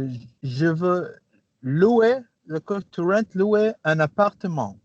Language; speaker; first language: French; non-native, learner; English